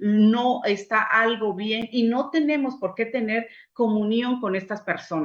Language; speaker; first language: Spanish; native; Spanish